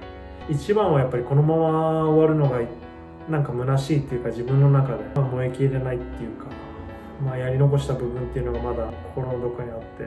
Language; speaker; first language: Japanese; native; Japanese